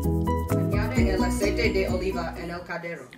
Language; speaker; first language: Spanish; non-native, learner; English